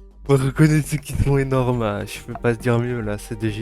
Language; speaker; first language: French; native; French